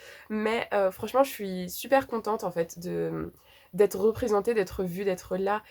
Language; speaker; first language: French; native; French